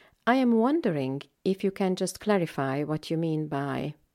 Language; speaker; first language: English; non-native, fluent; Hungarian